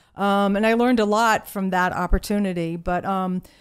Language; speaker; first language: English; native; English